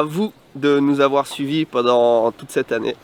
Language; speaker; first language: French; native; French